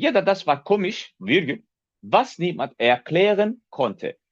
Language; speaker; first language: German; non-native, fluent; Turkish